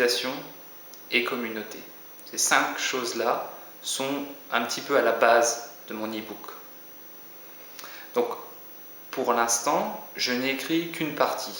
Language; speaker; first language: French; native; French